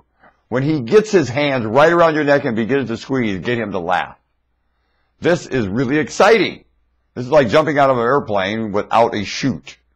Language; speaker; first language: English; native; English